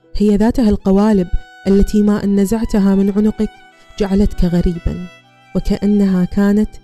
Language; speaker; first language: Arabic; early bilingual, other home language; German